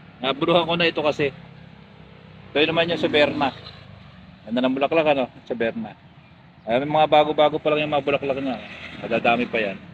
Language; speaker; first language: Filipino; native; Filipino